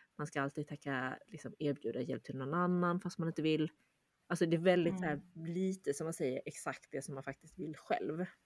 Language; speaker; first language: Swedish; early bilingual, other home language; Chinese